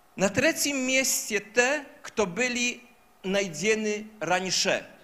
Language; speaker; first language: Russian; non-native, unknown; Polish